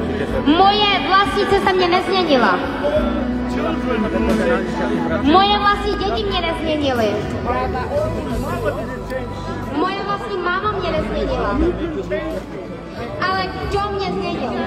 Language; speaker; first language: Czech; non-native, fluent; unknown